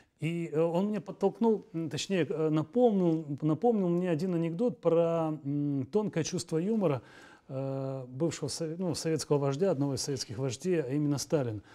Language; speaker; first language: Russian; native; Russian